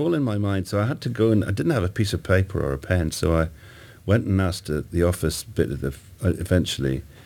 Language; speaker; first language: English; native; English